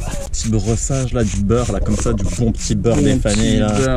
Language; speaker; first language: French; native; French